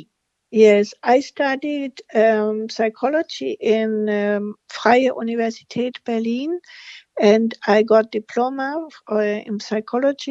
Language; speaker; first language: English; non-native, fluent; Spanish